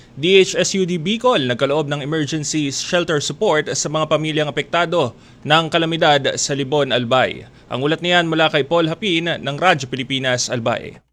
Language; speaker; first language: Filipino; native; Filipino